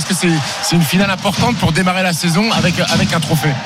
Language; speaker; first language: French; native; French